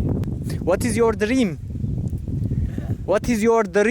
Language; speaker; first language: English; non-native, learner; Turkish